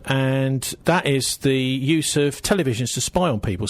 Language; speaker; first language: English; native; English